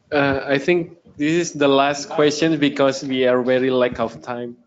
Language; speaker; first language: English; non-native, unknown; Indonesian